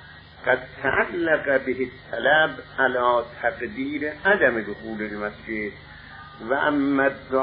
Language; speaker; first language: Arabic; non-native, fluent; Persian